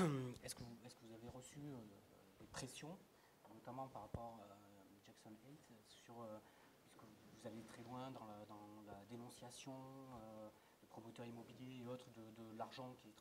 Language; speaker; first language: French; native; French